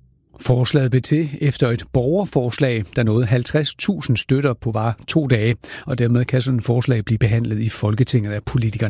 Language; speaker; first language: Danish; native; Danish